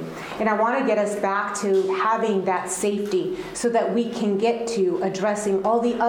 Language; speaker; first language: English; early bilingual, other home language; Spanish